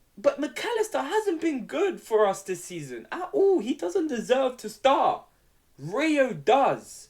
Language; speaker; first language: English; native; English